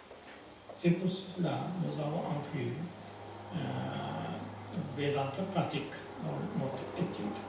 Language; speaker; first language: French; non-native, fluent; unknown